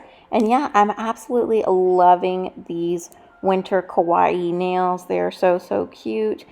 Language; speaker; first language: English; native; English